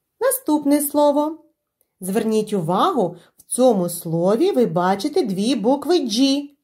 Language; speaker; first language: Ukrainian; native; Ukrainian